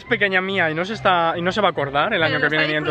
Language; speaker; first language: Spanish; native; Spanish